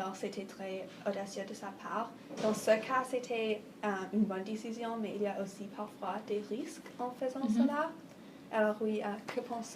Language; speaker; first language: French; non-native, fluent; English